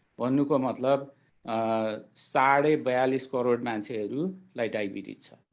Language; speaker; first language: Nepali; native; Nepali